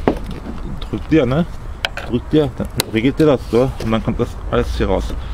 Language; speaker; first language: German; early bilingual, other home language; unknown